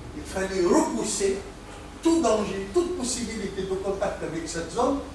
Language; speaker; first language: French; non-native, local second language; Arabic